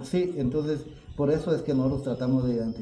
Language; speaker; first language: Spanish; native; Spanish